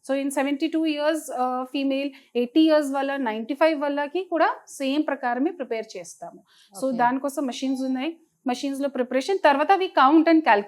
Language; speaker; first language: Telugu; non-native, fluent; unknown